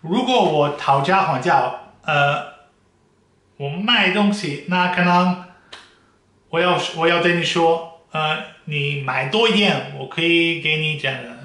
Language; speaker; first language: Chinese; non-native, fluent; Dutch